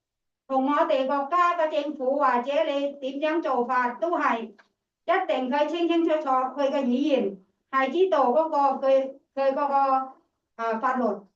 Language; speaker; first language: Cantonese; non-native, fluent; Thai